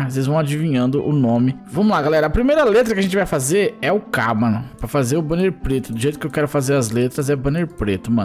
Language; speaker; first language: Portuguese; native; Portuguese